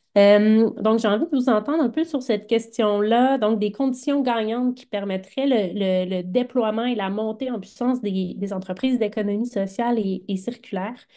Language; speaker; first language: French; native; French